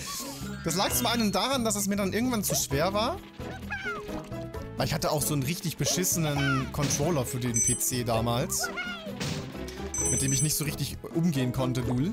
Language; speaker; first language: German; native; German